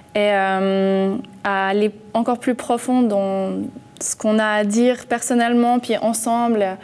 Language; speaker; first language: French; early bilingual, heritage; French